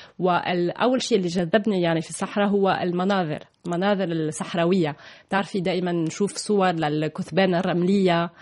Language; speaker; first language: Arabic; non-native, fluent; French